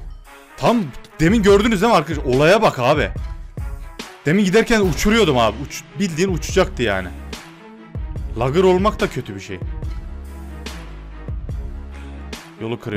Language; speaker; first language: Turkish; native; Turkish